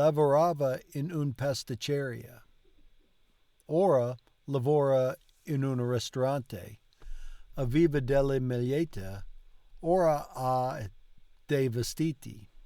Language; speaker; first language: Italian; non-native, learner; English